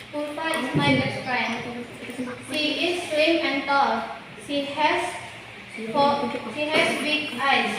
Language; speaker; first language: English; non-native, learner; Indonesian